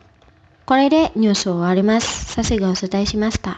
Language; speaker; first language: Japanese; non-native, fluent; Indonesian